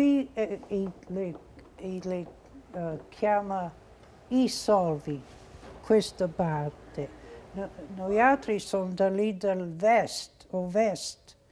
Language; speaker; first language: Italian; early bilingual, heritage; Italian